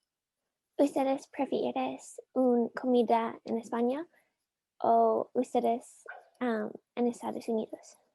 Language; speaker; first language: Spanish; non-native, learner; English